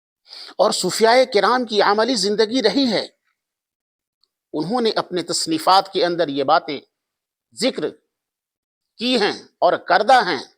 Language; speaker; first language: Urdu; native; Urdu